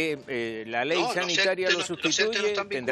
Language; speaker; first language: Spanish; native; Spanish